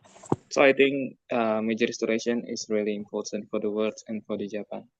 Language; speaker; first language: English; non-native, learner; Indonesian